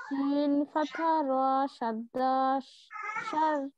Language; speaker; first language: Arabic; non-native, learner; Bangla